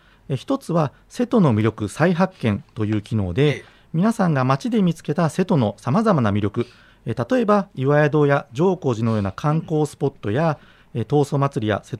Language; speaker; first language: Japanese; native; Japanese